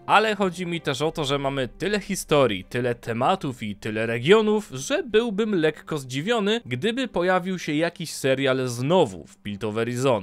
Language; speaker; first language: Polish; native; Polish